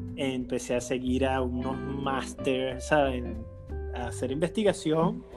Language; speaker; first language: Spanish; native; Spanish